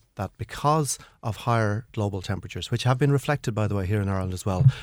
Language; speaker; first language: English; native; English